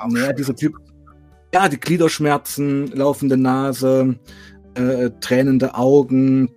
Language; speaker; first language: German; native; German